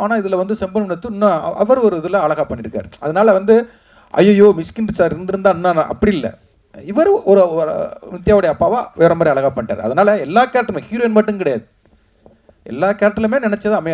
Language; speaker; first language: Tamil; native; Tamil